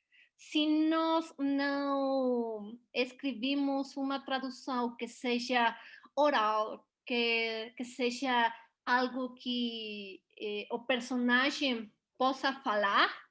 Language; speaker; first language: Portuguese; non-native, learner; Spanish